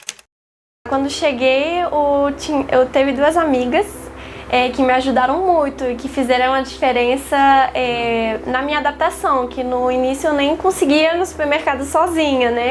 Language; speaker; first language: Portuguese; non-native, fluent; French